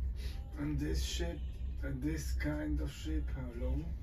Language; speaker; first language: English; non-native, learner; German